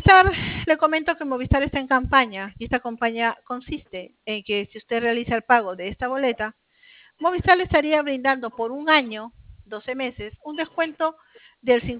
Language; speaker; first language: Spanish; native; Spanish